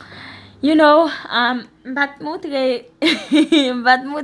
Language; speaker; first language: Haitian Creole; early bilingual, heritage; Haitian Creole